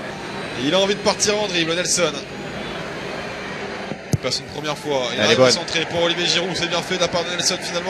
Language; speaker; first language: French; native; French